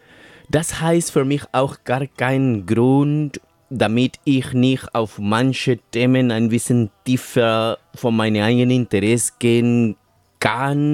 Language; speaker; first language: German; non-native, fluent; Spanish